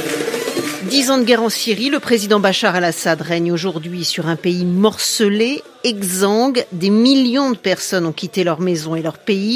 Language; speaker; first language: French; native; French